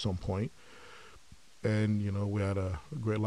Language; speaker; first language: English; non-native, local second language; Yoruba